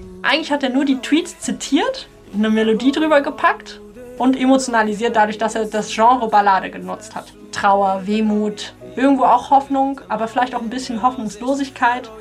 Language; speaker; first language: German; native; German